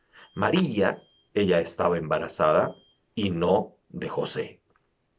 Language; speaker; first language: Spanish; native; Spanish